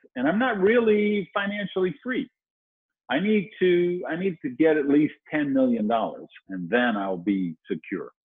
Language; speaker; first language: English; native; English